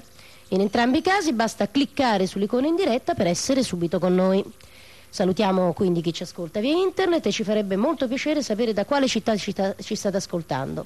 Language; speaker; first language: Italian; native; Italian